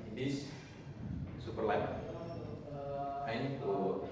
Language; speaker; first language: English; non-native, learner; Indonesian